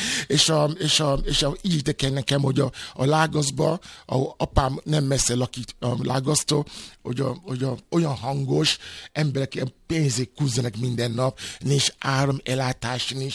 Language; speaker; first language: Hungarian; non-native, fluent; Yoruba